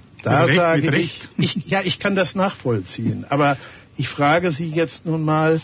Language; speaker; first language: German; native; German